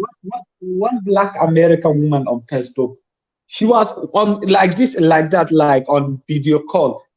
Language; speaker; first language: English; non-native, fluent; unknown